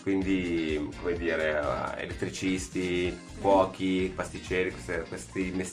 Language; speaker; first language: Italian; native; Italian